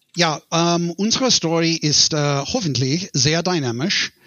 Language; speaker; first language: German; non-native, learner; English